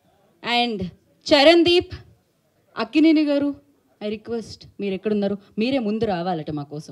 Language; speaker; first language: Telugu; native; Telugu